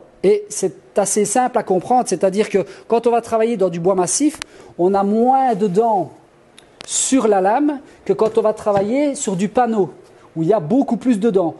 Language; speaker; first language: French; native; French